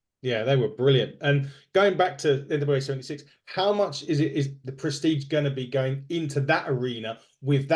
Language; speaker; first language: English; native; English